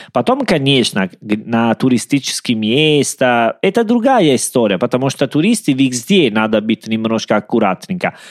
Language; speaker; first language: Russian; non-native, learner; Italian